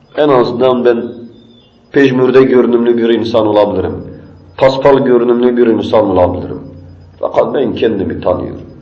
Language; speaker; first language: Turkish; native; Turkish